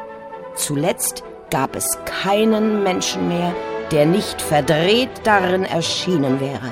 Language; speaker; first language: German; native; German